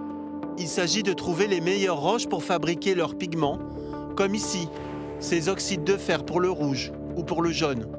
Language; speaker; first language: French; native; French